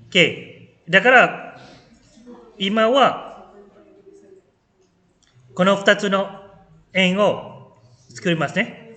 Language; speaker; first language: Japanese; non-native, fluent; Malay